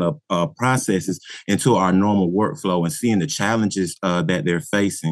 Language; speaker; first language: English; native; English